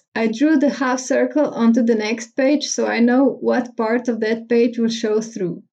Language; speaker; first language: English; non-native, fluent; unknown